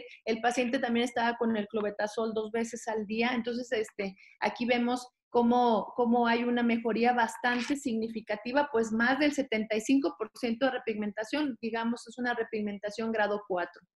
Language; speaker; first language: Spanish; native; Spanish